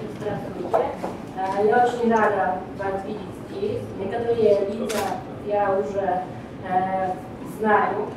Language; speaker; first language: Russian; non-native, learner; Polish